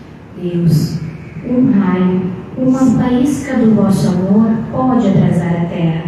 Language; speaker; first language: Portuguese; native; Portuguese